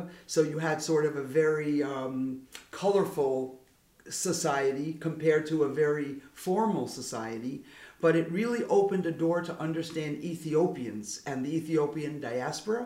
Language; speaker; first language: English; native; English